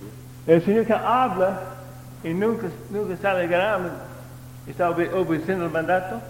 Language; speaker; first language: Spanish; non-native, learner; English